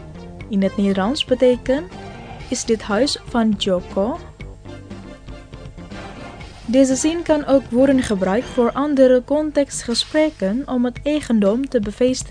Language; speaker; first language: Dutch; non-native, learner; Indonesian